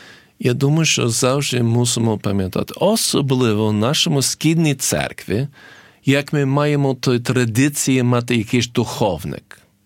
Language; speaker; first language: Ukrainian; early bilingual, heritage; English